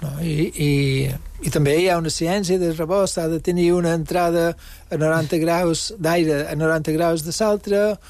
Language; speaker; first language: Catalan; non-native, local second language; English